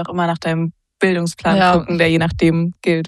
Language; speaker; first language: German; native; German